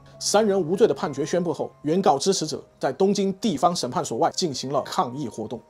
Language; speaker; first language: Chinese; native; Chinese